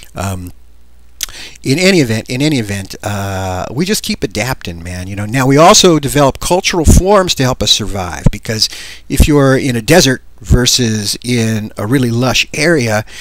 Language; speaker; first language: English; native; English